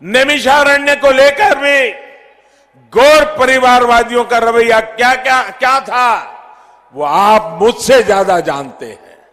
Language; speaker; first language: Hindi; non-native, local second language; Gujarati